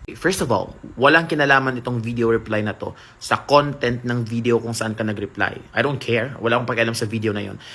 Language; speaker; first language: Filipino; non-native, local second language; Cebuano